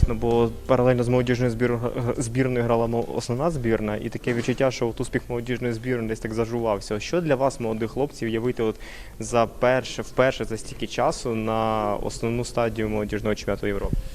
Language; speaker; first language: Ukrainian; native; Ukrainian